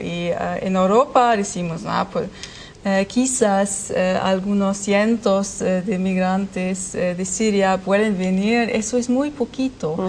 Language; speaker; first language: Spanish; non-native, learner; German